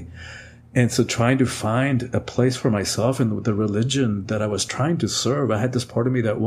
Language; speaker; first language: English; early bilingual, other home language; Spanish